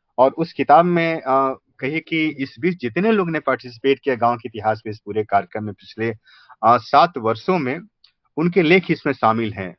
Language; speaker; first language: Hindi; native; Hindi